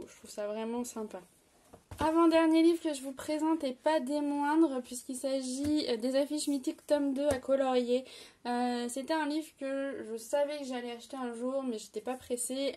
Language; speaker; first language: French; native; French